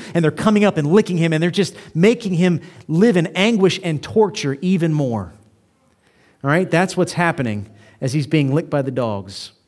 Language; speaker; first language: English; native; English